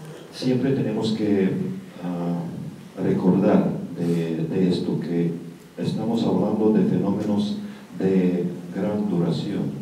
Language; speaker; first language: Spanish; non-native, fluent; Russian